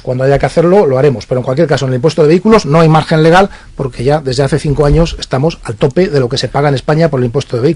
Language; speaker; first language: Spanish; native; Spanish